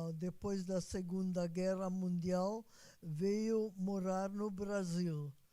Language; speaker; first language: Portuguese; non-native, fluent; Hungarian